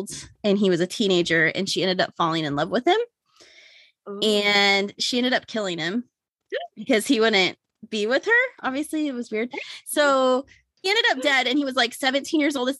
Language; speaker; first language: English; native; English